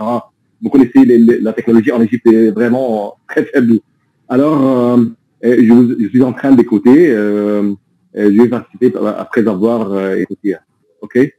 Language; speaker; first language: French; non-native, fluent; Arabic